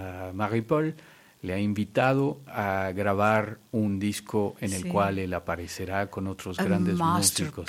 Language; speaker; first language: Spanish; native; Spanish